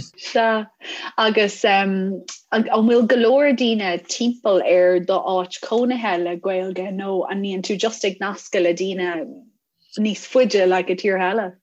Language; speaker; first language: Irish; non-native, local second language; English